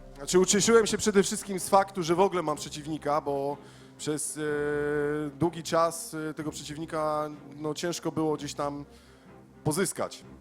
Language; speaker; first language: Polish; native; Polish